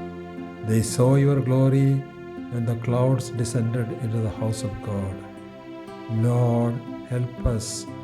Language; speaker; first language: English; non-native, local second language; Malayalam